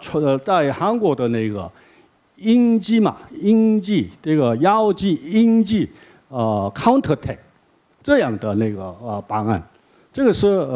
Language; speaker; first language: Chinese; non-native, learner; Korean